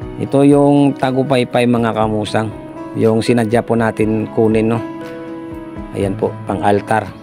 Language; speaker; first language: Filipino; non-native, local second language; Hiligaynon